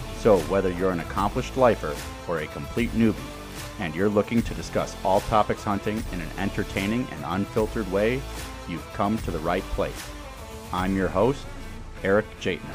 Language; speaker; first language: English; native; English